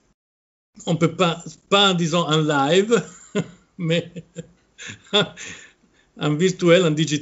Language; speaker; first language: French; non-native, fluent; Italian